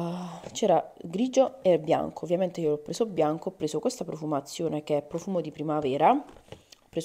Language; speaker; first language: Italian; native; Italian